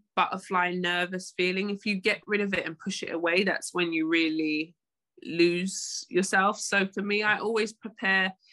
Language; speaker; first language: English; native; English